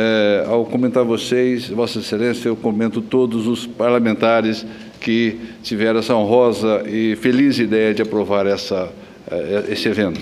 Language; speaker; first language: Portuguese; native; Portuguese